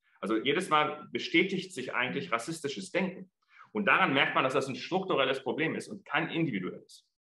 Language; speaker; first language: German; early bilingual, other home language; Arabic